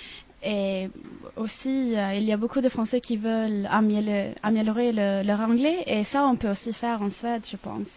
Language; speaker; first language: French; non-native, fluent; Swedish